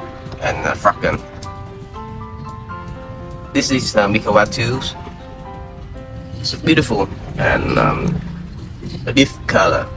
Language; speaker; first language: English; non-native, learner; Vietnamese